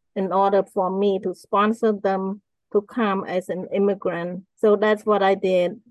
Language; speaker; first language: English; non-native, fluent; Khmer